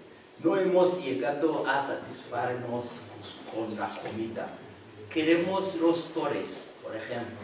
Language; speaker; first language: Spanish; non-native, fluent; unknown